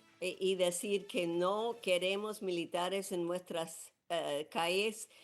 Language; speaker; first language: Spanish; non-native, fluent; English